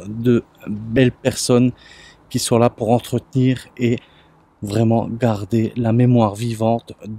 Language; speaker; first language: French; native; French